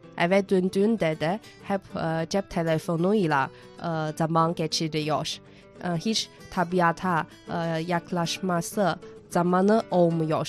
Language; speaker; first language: Turkish; non-native, fluent; Chinese